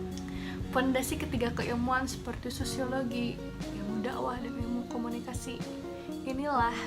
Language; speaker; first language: Indonesian; native; Indonesian